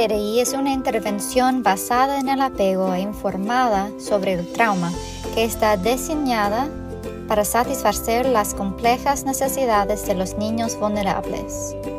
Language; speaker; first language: Spanish; non-native, fluent; English